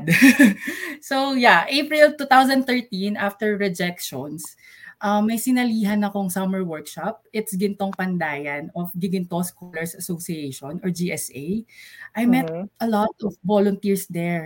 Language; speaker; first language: English; non-native, local second language; Pampanga